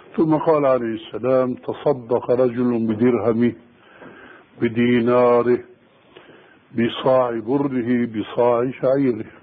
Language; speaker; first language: Arabic; early bilingual, other home language; Albanian